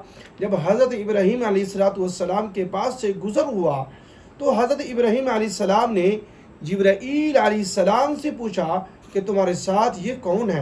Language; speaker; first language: Urdu; native; Urdu